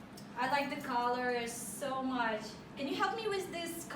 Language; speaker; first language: English; non-native, fluent; Kazakh